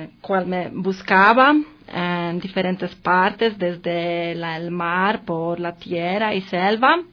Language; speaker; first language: Spanish; non-native, learner; Polish